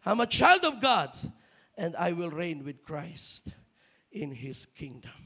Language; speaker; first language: English; non-native, local second language; Filipino